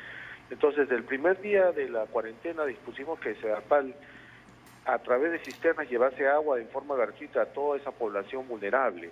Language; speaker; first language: Spanish; native; Spanish